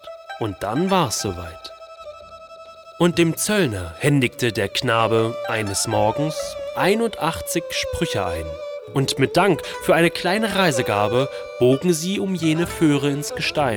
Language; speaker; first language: German; native; German